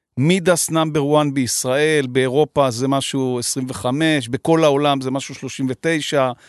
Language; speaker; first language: Hebrew; native; Hebrew